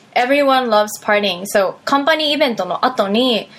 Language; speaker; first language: English; non-native, fluent; Japanese